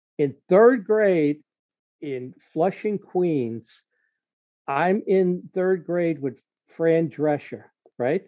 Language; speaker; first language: English; native; English